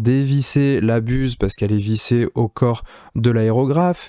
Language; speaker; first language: French; native; French